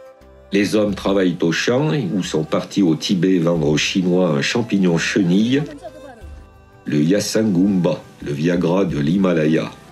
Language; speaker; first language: French; native; French